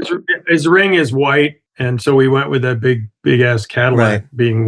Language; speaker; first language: English; native; English